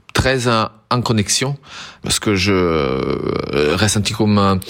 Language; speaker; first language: French; non-native, fluent; Italian